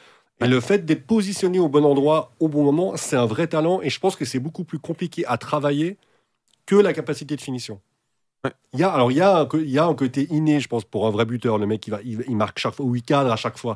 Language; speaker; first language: French; native; French